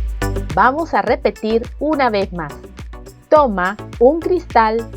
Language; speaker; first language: Spanish; native; Spanish